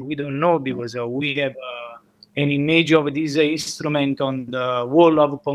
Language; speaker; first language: English; non-native, learner; Italian